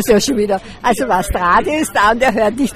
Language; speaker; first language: German; native; German